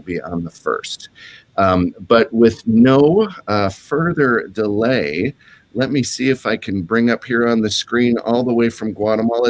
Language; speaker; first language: English; native; English